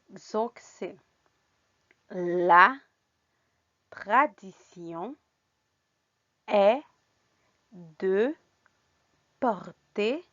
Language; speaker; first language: French; non-native, fluent; Spanish